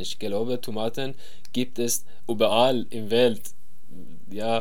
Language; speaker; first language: German; non-native, learner; Persian